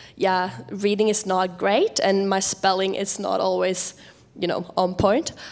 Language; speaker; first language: English; non-native, fluent; Swedish